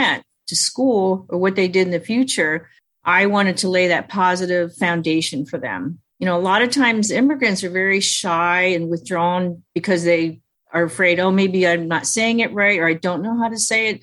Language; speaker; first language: English; early bilingual, other home language; Chinese